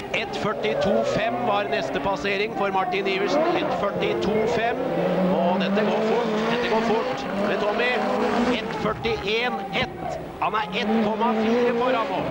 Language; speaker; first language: Norwegian; native; Norwegian